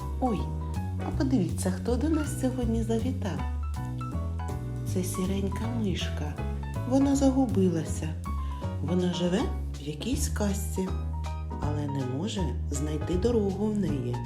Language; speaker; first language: Ukrainian; native; Ukrainian